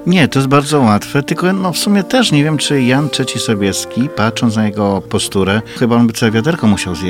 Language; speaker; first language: Polish; native; Polish